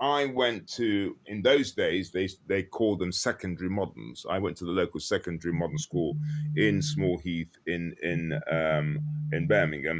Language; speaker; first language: English; native; English